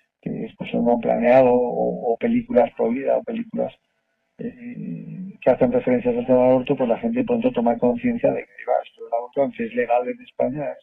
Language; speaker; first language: Spanish; native; Spanish